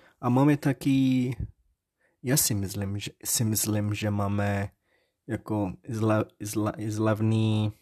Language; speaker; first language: Czech; non-native, learner; Portuguese